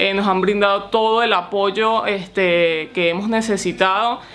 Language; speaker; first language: Spanish; native; Spanish